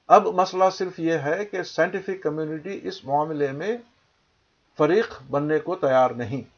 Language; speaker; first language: Urdu; native; Urdu